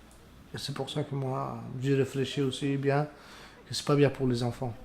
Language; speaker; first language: French; non-native, learner; Romanian